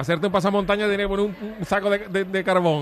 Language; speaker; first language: Spanish; native; Spanish